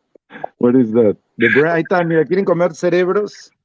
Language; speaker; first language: Spanish; native; Spanish